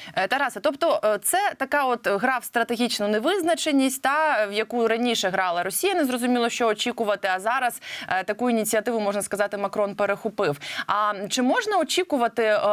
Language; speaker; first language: Ukrainian; native; Ukrainian